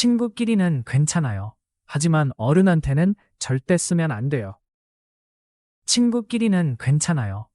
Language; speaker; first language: Korean; non-native, fluent; Chinese